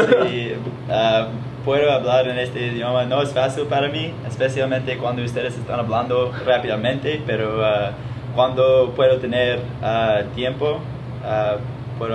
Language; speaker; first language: Spanish; non-native, learner; English